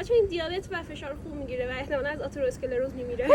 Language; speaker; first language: Persian; native; Persian